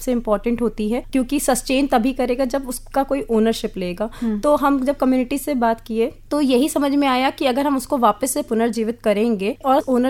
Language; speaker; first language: Hindi; native; Hindi